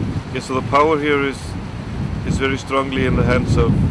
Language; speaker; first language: English; non-native, fluent; Icelandic